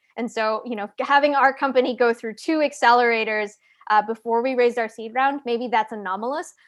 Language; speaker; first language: English; native; English